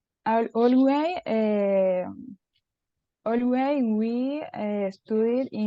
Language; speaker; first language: English; non-native, learner; Spanish